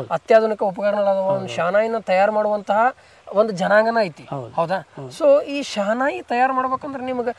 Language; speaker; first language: Kannada; native; Kannada